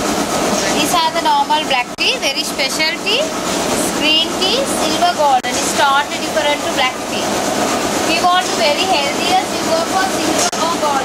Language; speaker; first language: English; non-native, local second language; Sinhala